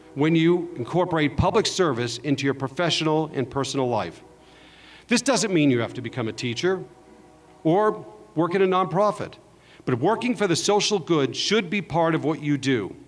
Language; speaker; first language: English; native; English